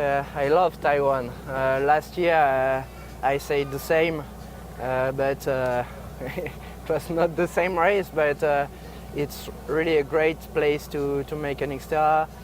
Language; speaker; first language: English; non-native, fluent; French